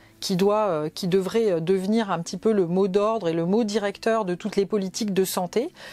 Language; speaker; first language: French; native; French